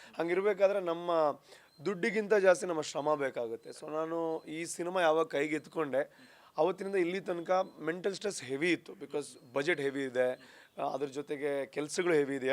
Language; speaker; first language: Kannada; non-native, local second language; Tulu